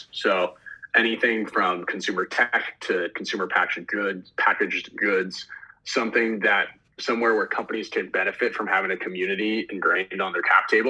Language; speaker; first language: English; native; English